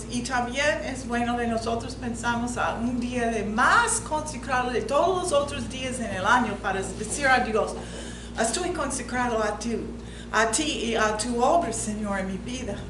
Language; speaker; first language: Spanish; non-native, fluent; English